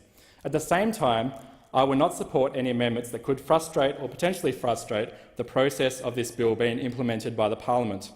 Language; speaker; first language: English; native; English